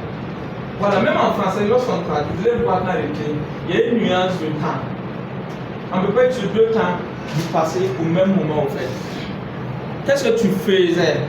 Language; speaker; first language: French; non-native, fluent; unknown